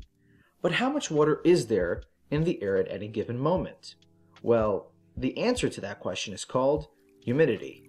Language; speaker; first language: English; native; English